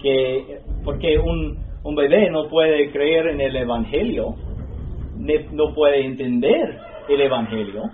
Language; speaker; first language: Spanish; non-native, fluent; English